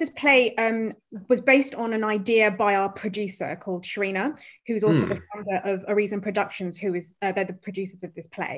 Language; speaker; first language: English; native; English